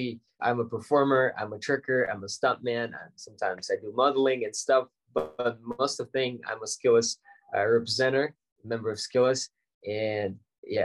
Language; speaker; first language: English; non-native, fluent; Ukrainian